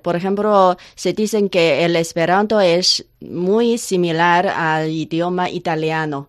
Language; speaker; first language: Spanish; non-native, learner; Chinese